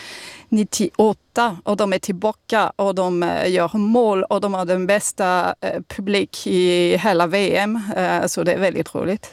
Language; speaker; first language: Swedish; non-native, fluent; French